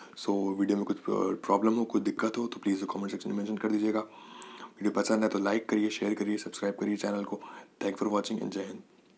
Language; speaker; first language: Hindi; native; Hindi